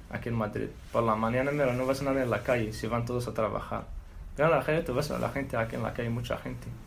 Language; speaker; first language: Spanish; non-native, learner; Arabic